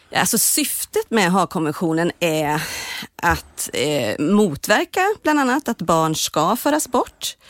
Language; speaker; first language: Swedish; native; Swedish